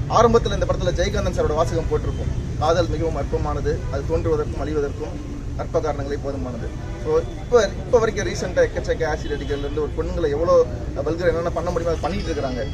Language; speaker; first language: Tamil; native; Tamil